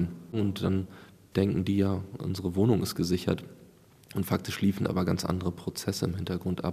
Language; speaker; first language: German; native; German